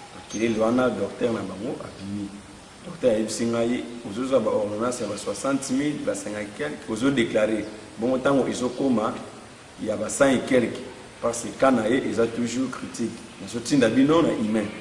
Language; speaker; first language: Lingala; non-native, local second language; Kongo